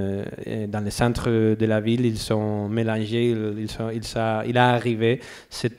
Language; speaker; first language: French; non-native, learner; Spanish